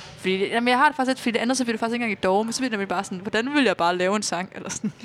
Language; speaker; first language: Danish; native; Danish